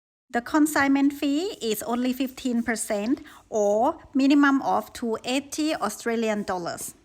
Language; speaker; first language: English; non-native, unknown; Thai